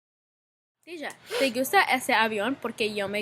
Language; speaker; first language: Spanish; non-native, learner; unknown